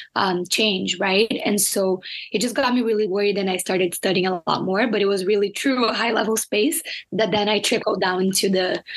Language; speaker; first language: English; non-native, fluent; Portuguese